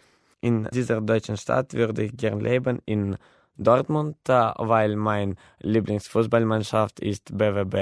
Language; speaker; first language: German; non-native, learner; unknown